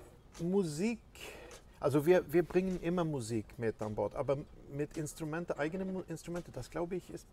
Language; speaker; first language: German; non-native, fluent; Swedish